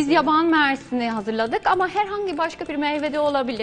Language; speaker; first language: Turkish; non-native, fluent; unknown